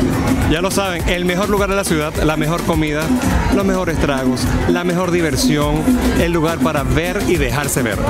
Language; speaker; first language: Spanish; native; Spanish